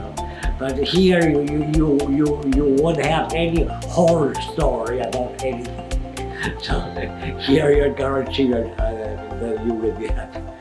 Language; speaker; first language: English; non-native, local second language; Spanish